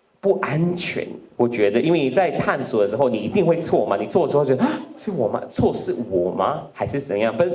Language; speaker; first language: Chinese; non-native, fluent; English